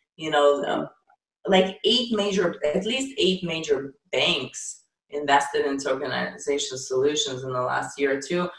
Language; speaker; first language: English; non-native, fluent; Ukrainian